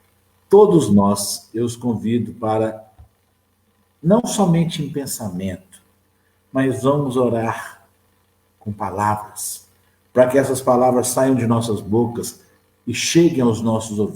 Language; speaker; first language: Portuguese; native; Portuguese